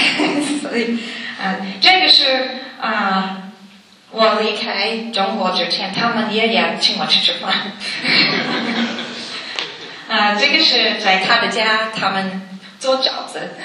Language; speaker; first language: Chinese; non-native, learner; English